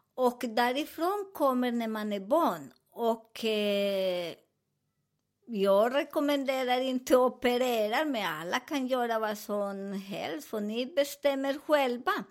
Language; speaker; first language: Swedish; non-native, learner; Spanish